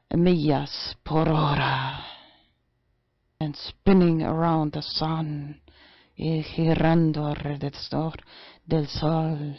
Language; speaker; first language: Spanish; non-native, fluent; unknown